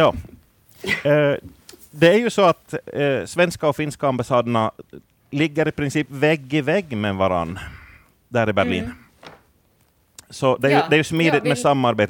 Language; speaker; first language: Swedish; native; Swedish